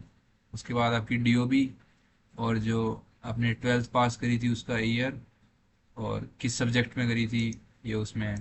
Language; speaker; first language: Hindi; native; Hindi